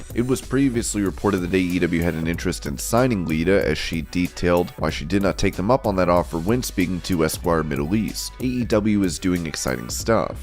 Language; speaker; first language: English; native; English